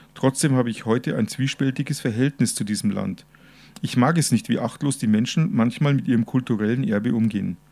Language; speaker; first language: German; native; German